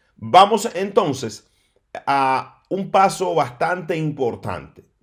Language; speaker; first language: Spanish; native; Spanish